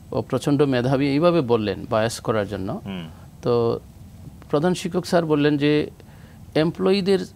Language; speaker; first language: Bangla; native; Bangla